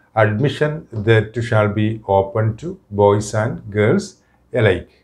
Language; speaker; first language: English; non-native, local second language; Malayalam